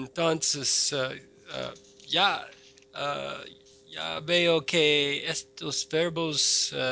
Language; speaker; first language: Spanish; non-native, fluent; English